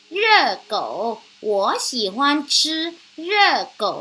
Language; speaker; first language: Chinese; non-native, fluent; Thai